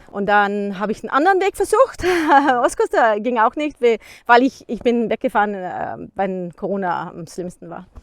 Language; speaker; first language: German; non-native, learner; Danish